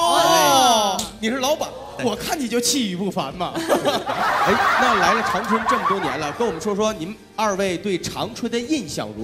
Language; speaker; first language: Chinese; native; Chinese